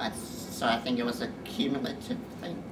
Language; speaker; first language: English; native; English